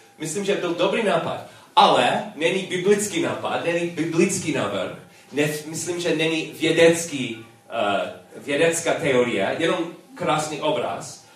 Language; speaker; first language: Czech; non-native, learner; English